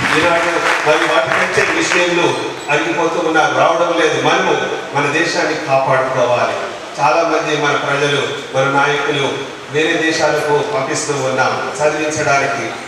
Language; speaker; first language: Telugu; non-native, local second language; Lambadi